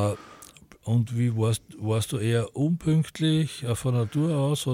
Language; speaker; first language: German; native; German